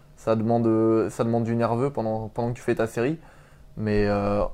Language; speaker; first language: French; native; French